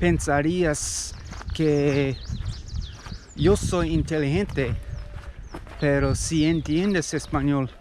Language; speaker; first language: Spanish; non-native, learner; English